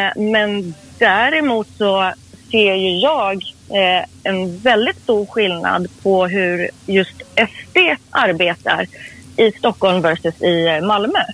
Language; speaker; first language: Swedish; early bilingual, other home language; Persian